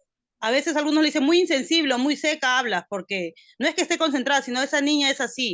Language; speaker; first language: Spanish; native; Spanish